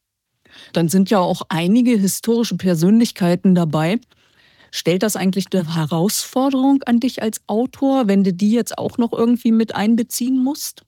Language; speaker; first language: German; native; German